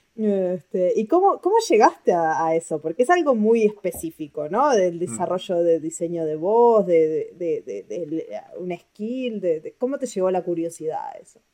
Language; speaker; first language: Spanish; native; Spanish